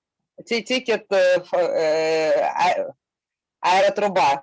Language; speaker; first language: Russian; native; Russian